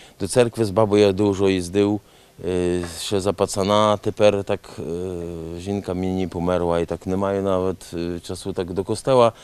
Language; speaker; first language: Ukrainian; early bilingual, heritage; Ukrainian